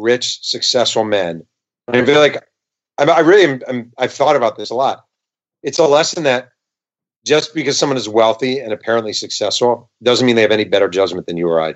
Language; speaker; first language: English; native; English